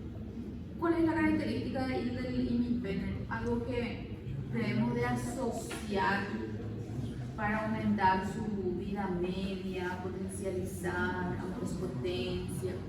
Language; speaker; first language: Spanish; native; Spanish